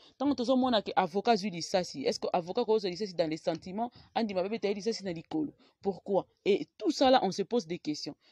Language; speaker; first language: French; non-native, local second language; Lingala